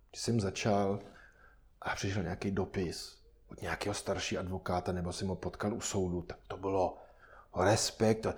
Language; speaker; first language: Czech; non-native, fluent; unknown